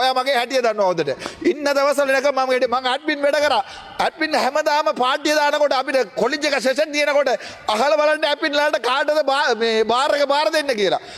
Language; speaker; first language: Sinhala; non-native, local second language; Tamil